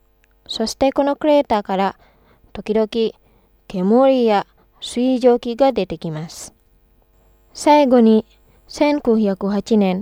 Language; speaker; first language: Japanese; non-native, fluent; Indonesian